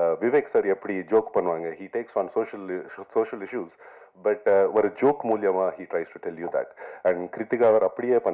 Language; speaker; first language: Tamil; non-native, local second language; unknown